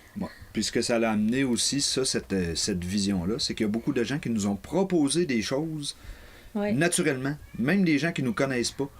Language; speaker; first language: French; native; French